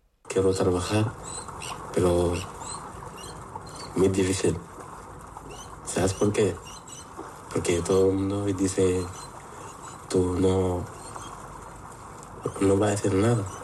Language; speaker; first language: Spanish; non-native, learner; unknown